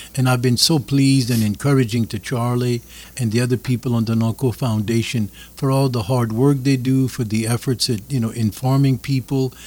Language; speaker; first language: English; early bilingual, other home language; French